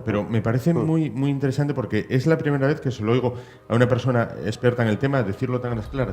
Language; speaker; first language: Spanish; native; Spanish